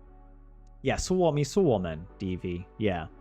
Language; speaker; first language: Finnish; non-native, learner; English